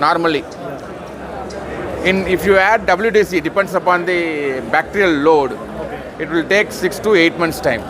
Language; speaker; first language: English; non-native, local second language; Tamil